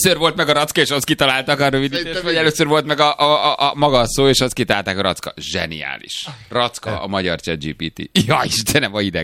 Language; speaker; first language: Hungarian; native; Hungarian